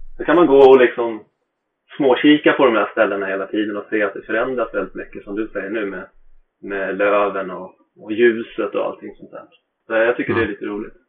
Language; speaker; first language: Swedish; native; Swedish